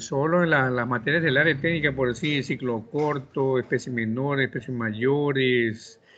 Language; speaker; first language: Spanish; native; Spanish